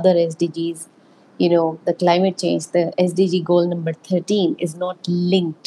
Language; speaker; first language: English; non-native, local second language; Hindi